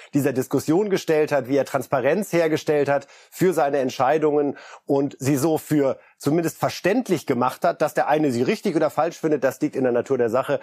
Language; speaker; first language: German; native; German